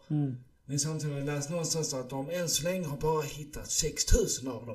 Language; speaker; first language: Swedish; early bilingual, other home language; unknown